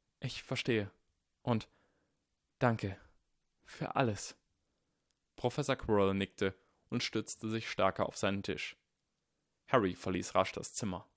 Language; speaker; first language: German; native; German